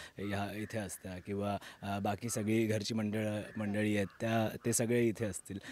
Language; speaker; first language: Marathi; native; Marathi